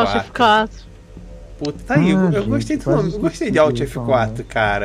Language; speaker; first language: Portuguese; native; Portuguese